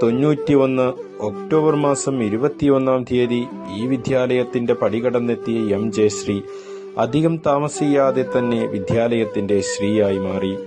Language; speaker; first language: Malayalam; native; Malayalam